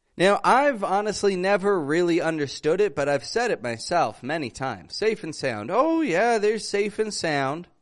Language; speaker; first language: English; native; English